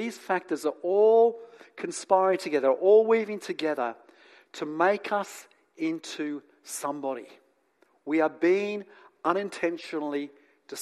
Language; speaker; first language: English; native; English